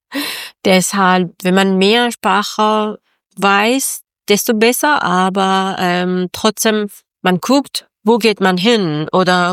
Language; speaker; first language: German; non-native, learner; Persian